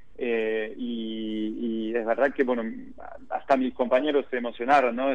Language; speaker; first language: Spanish; non-native, fluent; French